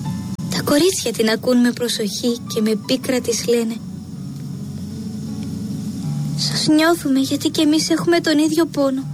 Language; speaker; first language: Greek; native; Greek